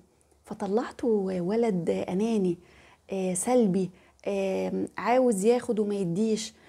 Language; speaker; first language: Arabic; native; Arabic